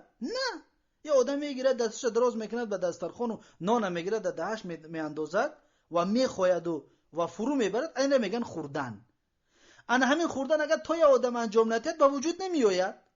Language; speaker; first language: Persian; native; Persian